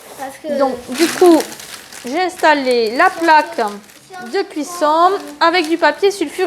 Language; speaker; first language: French; native; French